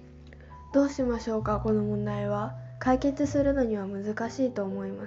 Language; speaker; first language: Japanese; non-native, fluent; Chinese